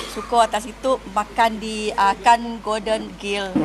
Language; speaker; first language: Malay; native; Malay